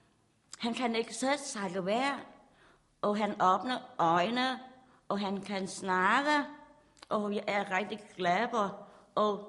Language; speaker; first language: Danish; non-native, learner; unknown